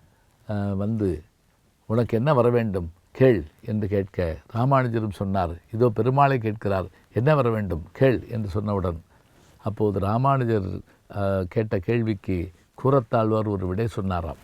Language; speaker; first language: Tamil; native; Tamil